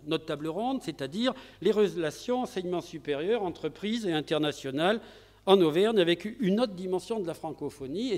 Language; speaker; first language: French; native; French